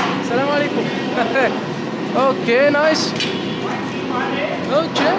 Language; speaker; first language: English; non-native, learner; French